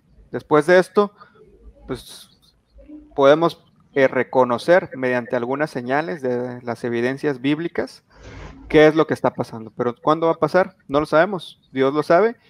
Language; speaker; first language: Spanish; native; Spanish